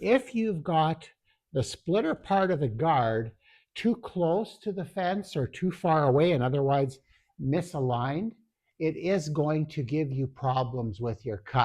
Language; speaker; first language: English; native; English